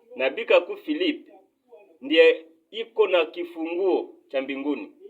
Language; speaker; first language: Swahili; non-native, local second language; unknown